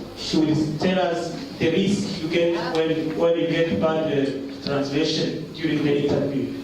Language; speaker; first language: English; non-native, fluent; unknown